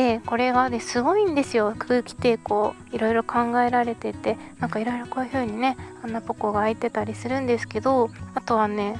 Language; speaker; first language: Japanese; native; Japanese